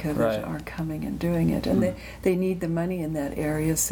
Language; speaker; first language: English; native; English